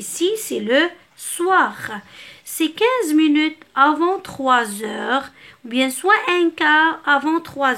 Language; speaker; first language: French; non-native, local second language; Arabic